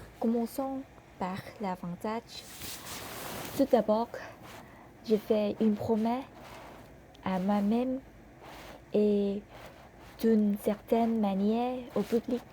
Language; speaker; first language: French; non-native, learner; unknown